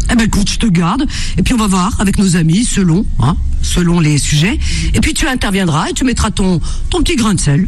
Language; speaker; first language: French; native; French